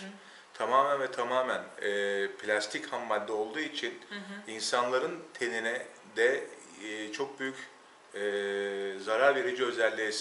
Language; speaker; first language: Turkish; native; Turkish